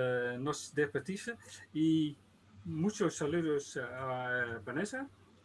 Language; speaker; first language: Spanish; non-native, learner; Dutch